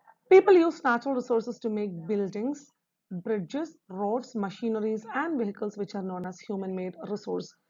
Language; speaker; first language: English; non-native, local second language; Malayalam